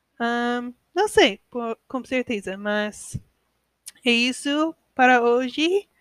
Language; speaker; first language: Portuguese; non-native, learner; English